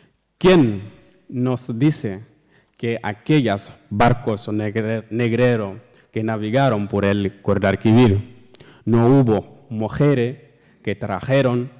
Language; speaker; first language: Spanish; non-native, learner; Fula